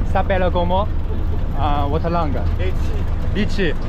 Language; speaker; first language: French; non-native, learner; Chinese